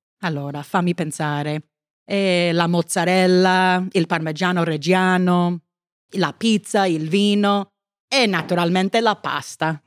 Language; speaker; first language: Italian; non-native, fluent; English